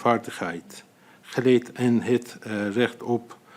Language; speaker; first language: Dutch; non-native, fluent; Azerbaijani